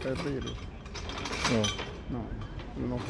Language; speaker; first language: Spanish; non-native, learner; Danish